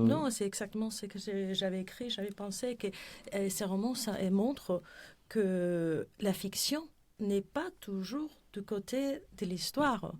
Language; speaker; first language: French; non-native, fluent; Spanish